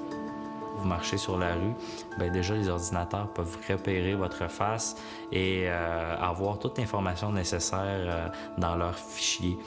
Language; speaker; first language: French; early bilingual, other home language; Uyghur